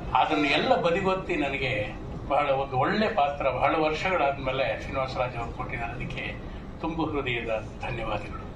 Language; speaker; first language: Kannada; native; Kannada